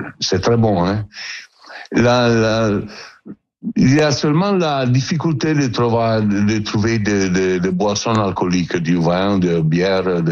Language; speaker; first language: French; non-native, learner; Italian